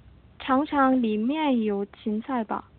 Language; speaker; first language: Chinese; non-native, learner; Korean